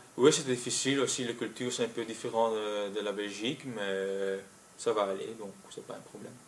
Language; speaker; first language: French; non-native, local second language; Dutch